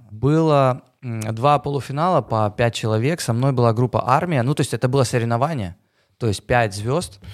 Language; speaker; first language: Russian; native; Russian